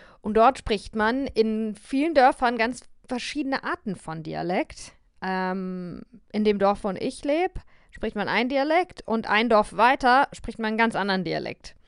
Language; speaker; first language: German; native; German